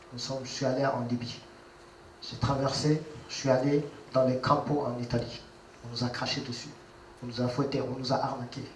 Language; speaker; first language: French; non-native, local second language; Wolof